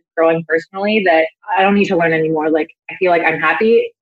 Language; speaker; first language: English; native; English